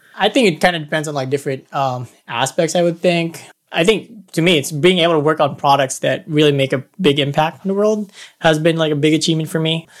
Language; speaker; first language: English; non-native, local second language; Filipino